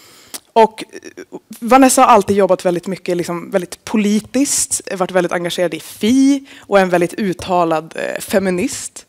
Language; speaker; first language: Swedish; native; Swedish